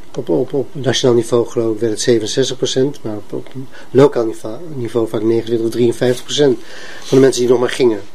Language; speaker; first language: Dutch; native; Dutch